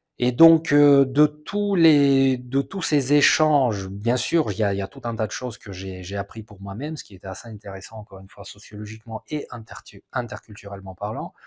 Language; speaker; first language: French; non-native, fluent; Russian